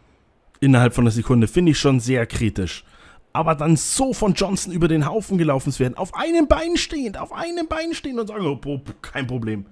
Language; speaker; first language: German; native; German